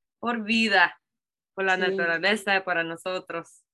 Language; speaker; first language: Spanish; non-native, learner; English